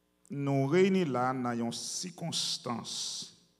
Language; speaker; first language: French; native; French